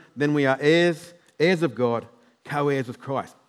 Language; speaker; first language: English; native; English